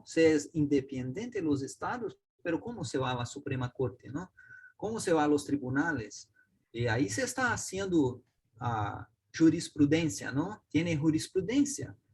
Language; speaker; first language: Spanish; non-native, learner; Portuguese